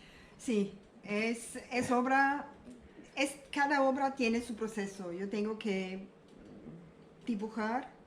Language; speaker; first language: Spanish; non-native, learner; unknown